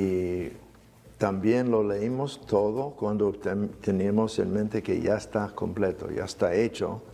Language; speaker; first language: Spanish; non-native, fluent; English